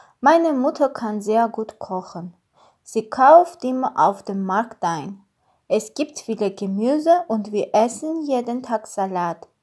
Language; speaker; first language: German; non-native, learner; Armenian